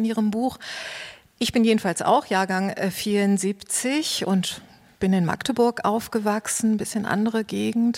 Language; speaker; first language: German; native; German